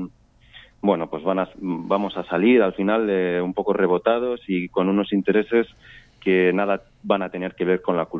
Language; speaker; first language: Spanish; native; Spanish